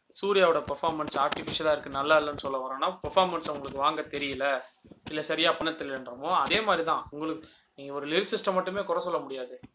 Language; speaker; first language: Tamil; native; Tamil